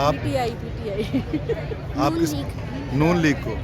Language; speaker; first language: Urdu; non-native, local second language; Punjabi